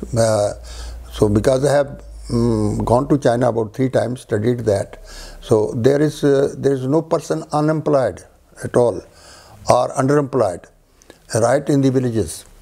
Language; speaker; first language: English; non-native, local second language; Punjabi